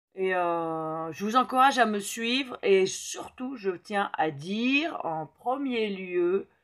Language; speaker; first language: French; native; French